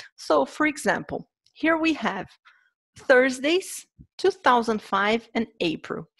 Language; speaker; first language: English; non-native, fluent; Portuguese